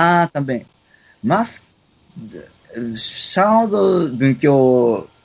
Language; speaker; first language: Portuguese; non-native, learner; Japanese